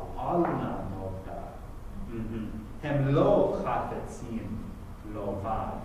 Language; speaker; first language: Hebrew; non-native, fluent; English